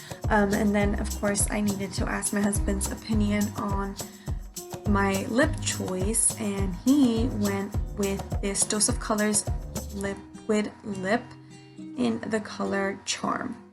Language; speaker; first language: English; native; English